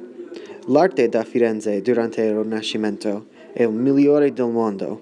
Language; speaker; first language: Italian; non-native, learner; English